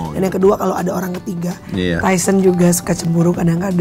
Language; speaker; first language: Indonesian; native; Indonesian